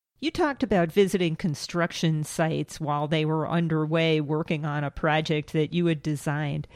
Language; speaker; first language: English; native; English